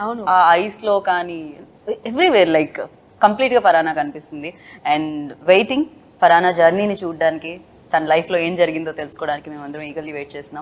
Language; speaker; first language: Telugu; native; Telugu